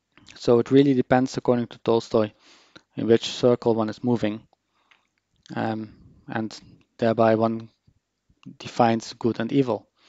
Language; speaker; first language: English; non-native, fluent; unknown